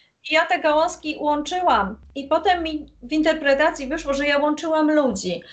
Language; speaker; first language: Polish; native; Polish